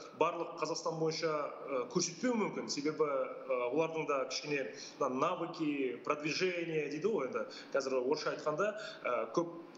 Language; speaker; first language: Kazakh; native; Kazakh